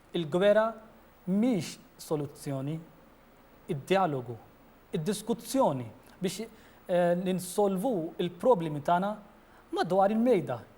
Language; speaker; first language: Maltese; non-native, fluent; Urdu